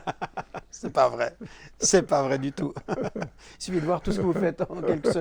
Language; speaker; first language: French; native; French